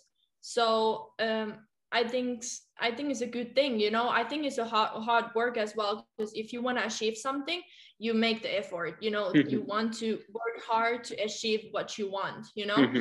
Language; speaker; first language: English; non-native, fluent; Finnish